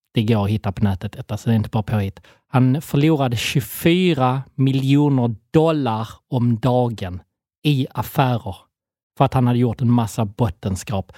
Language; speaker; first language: Swedish; native; Swedish